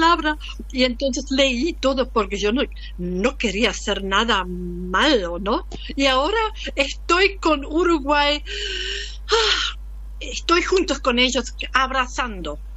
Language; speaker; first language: Spanish; non-native, learner; German